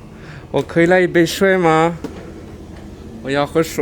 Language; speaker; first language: Chinese; non-native, learner; French